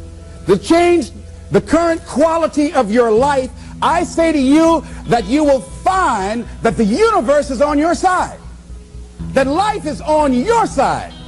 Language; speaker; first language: English; native; English